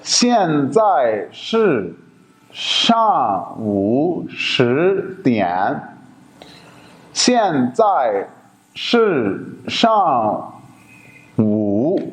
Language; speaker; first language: Chinese; non-native, fluent; Urdu